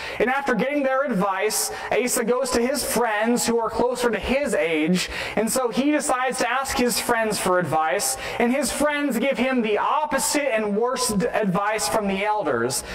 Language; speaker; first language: English; native; English